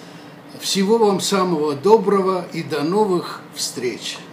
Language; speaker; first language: Russian; native; Russian